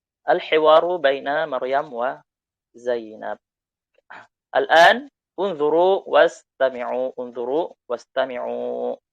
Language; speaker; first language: Arabic; non-native, fluent; Indonesian